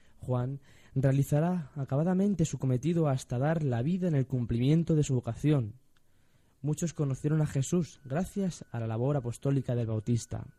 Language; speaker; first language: Spanish; native; Spanish